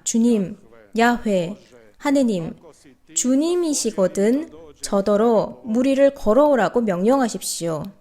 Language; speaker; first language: Korean; native; Korean